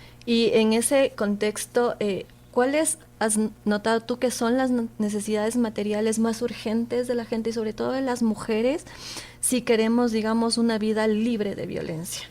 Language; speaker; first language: Spanish; native; Spanish